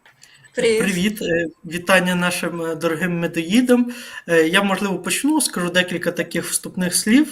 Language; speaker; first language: Ukrainian; native; Ukrainian